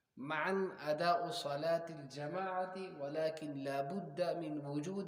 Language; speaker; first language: Arabic; non-native, fluent; Urdu